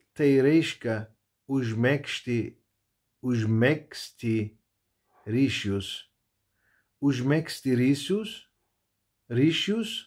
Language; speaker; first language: Lithuanian; non-native, learner; Turkish